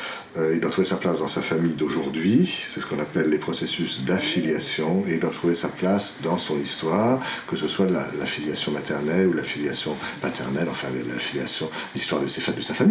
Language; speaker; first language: French; native; French